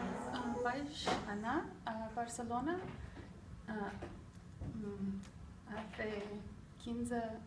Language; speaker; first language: Catalan; non-native, learner; English